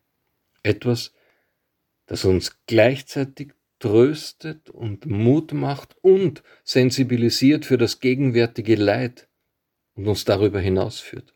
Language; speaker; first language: German; native; German